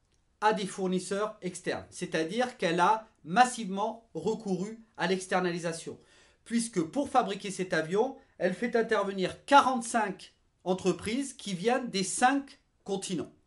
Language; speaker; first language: French; native; French